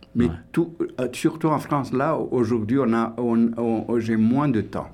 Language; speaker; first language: French; non-native, fluent; Romanian